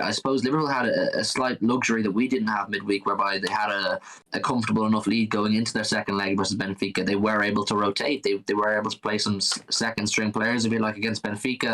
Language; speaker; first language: English; native; English